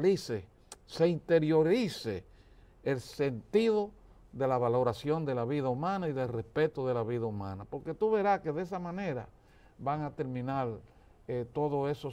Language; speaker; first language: Spanish; native; Spanish